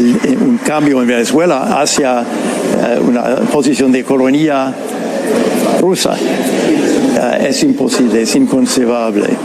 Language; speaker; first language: Spanish; non-native, fluent; English